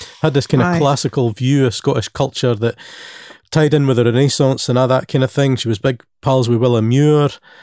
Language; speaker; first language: English; native; English